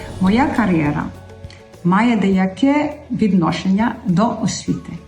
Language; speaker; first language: Ukrainian; early bilingual, heritage; Ukrainian